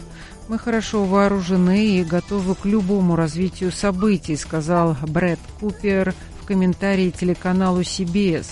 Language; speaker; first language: Russian; native; Russian